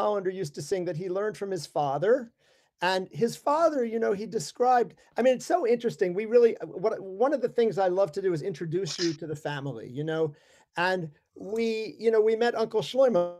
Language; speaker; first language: English; native; English